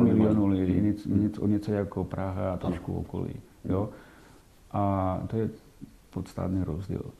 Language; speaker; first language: Czech; non-native, fluent; Catalan